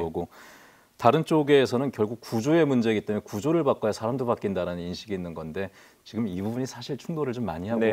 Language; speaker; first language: Korean; native; Korean